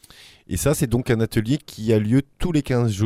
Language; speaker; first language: French; native; French